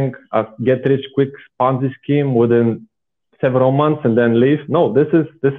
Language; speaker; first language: English; non-native, fluent; Bulgarian